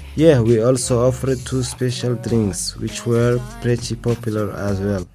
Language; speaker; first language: English; non-native, fluent; Arabic